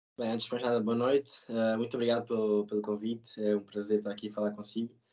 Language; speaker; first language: Portuguese; native; Portuguese